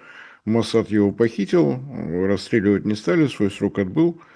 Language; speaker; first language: Russian; native; Russian